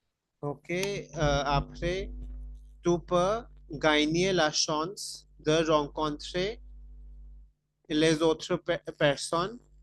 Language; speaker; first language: French; non-native, fluent; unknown